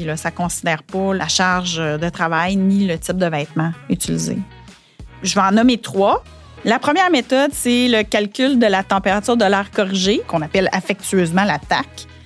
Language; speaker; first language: French; native; French